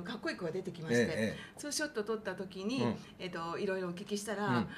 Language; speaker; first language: Japanese; native; Japanese